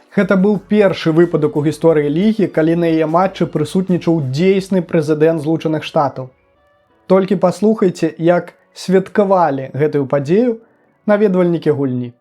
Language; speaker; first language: Belarusian; native; Belarusian